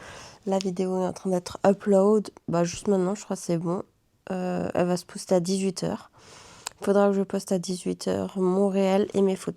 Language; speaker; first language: French; native; French